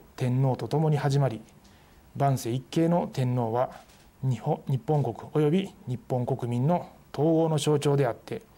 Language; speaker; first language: Japanese; native; Japanese